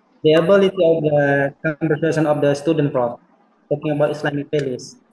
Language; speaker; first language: English; non-native, learner; Indonesian